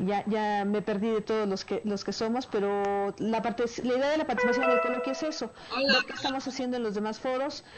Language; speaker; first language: Spanish; native; Spanish